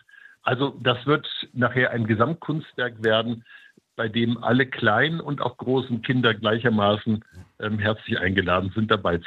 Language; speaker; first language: German; native; German